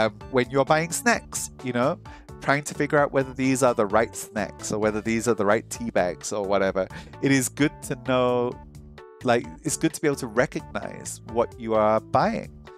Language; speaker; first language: English; native; English